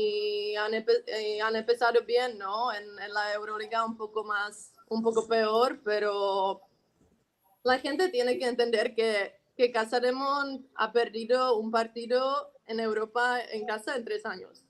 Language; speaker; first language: Spanish; non-native, fluent; Czech